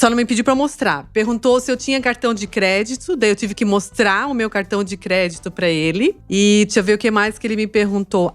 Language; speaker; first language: Portuguese; native; Portuguese